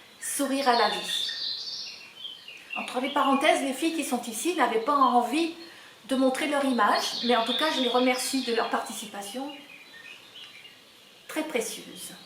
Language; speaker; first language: French; native; French